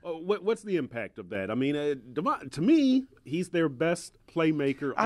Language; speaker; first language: English; native; English